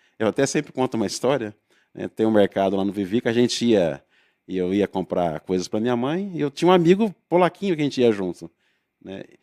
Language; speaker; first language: Portuguese; native; Portuguese